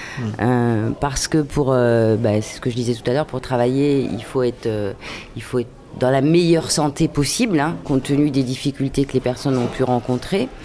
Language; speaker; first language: French; native; French